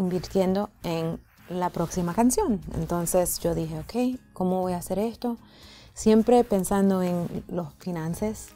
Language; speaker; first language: Spanish; early bilingual, other home language; English